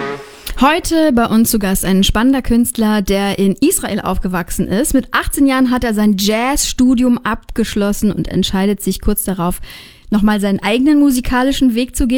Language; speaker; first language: German; native; German